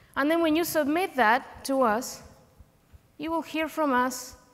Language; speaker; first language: English; non-native, fluent; Spanish